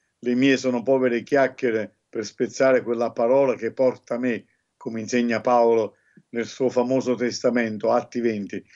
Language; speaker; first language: Italian; native; Italian